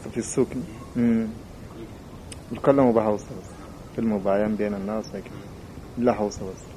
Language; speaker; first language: Arabic; native; Arabic